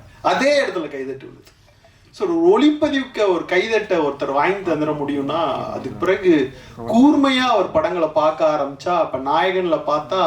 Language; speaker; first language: Tamil; native; Tamil